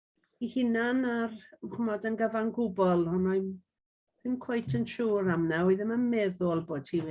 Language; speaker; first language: Welsh; native; Welsh